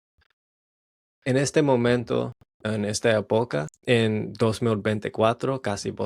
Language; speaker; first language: Spanish; non-native, learner; English